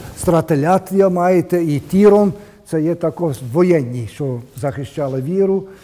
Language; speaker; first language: Ukrainian; early bilingual, heritage; Ukrainian